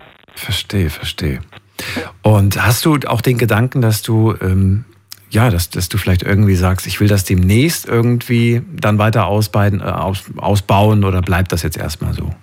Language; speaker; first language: German; native; German